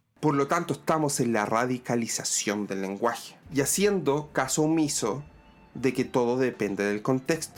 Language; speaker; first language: Spanish; native; Spanish